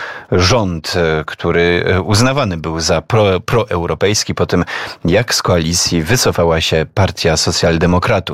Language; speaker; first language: Polish; native; Polish